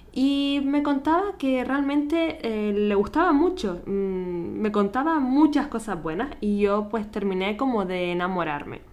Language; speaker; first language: Spanish; native; Spanish